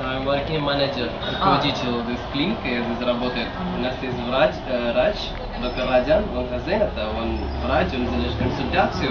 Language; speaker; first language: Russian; non-native, learner; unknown